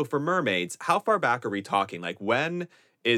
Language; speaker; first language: English; native; English